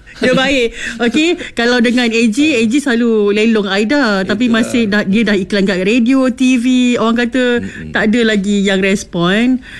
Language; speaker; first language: Malay; native; Malay